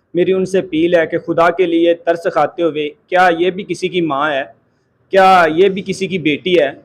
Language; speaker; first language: Urdu; non-native, local second language; Punjabi